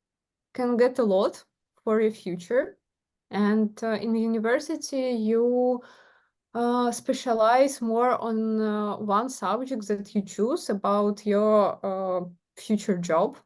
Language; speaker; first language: English; non-native, learner; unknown